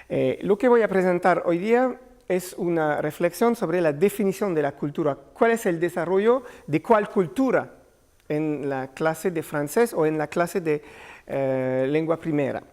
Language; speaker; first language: Spanish; non-native, learner; French